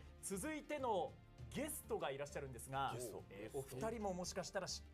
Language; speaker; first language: Japanese; native; Japanese